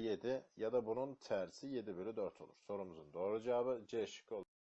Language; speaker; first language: Turkish; native; Turkish